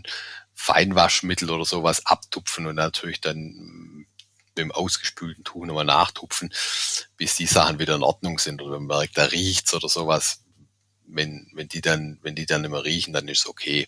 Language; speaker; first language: German; native; German